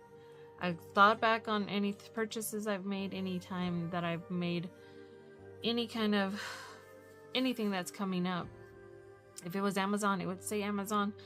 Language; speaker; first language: English; native; English